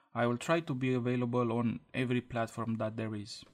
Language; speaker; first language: English; non-native, fluent; Romanian